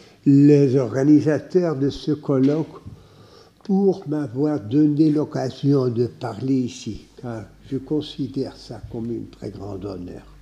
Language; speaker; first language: French; non-native, fluent; Dutch